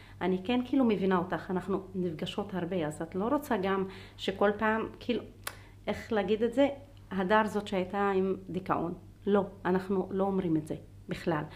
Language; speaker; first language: Hebrew; non-native, local second language; Arabic